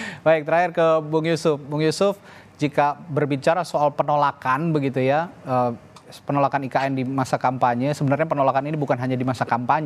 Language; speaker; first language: Indonesian; native; Indonesian